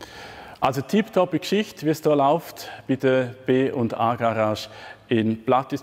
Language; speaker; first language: German; native; German